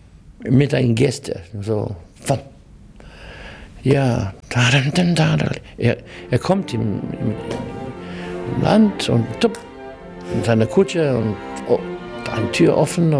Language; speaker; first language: German; non-native, learner; English